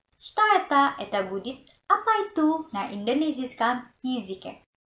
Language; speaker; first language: Russian; non-native, learner; Indonesian